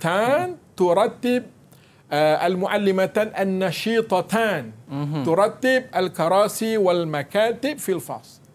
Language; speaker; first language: Arabic; non-native, fluent; Malay